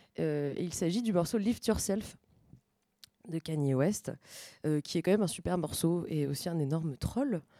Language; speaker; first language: French; native; French